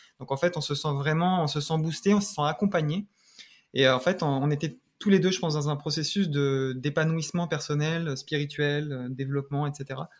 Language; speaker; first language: French; native; French